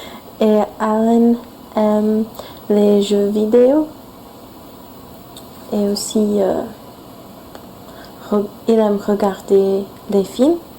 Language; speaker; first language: French; non-native, learner; English